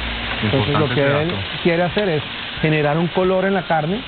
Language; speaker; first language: Spanish; native; Spanish